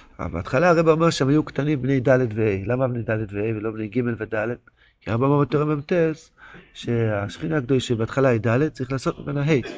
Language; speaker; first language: Hebrew; non-native, local second language; Yiddish